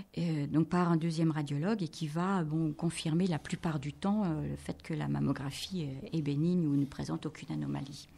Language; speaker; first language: French; native; French